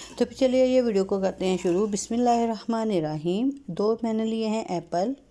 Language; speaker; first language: Urdu; native; Urdu